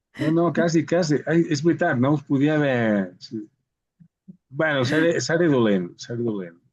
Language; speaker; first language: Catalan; native; Catalan